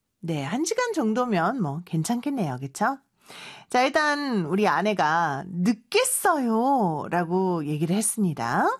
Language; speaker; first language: Korean; native; Korean